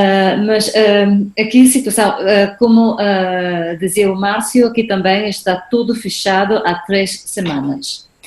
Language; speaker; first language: Portuguese; non-native, fluent; Spanish